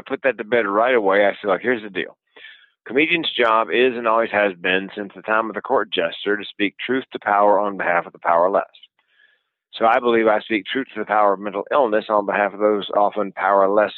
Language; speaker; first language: English; native; English